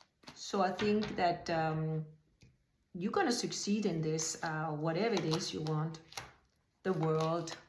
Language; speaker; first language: English; non-native, fluent; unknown